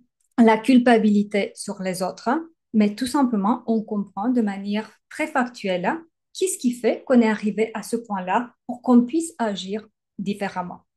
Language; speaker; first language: French; native; French